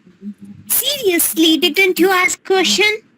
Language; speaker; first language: English; non-native, learner; Hindi